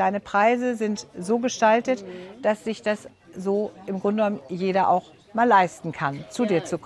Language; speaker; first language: German; native; German